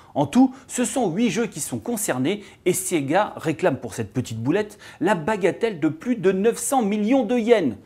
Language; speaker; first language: French; native; French